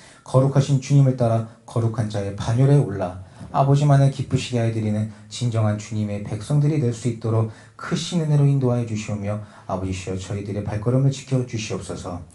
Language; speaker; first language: Korean; native; Korean